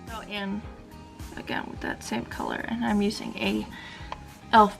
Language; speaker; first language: English; native; English